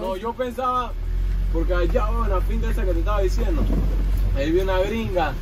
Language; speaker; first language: Spanish; native; Spanish